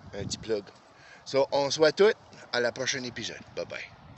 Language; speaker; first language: French; native; French